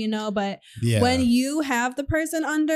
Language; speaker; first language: English; native; English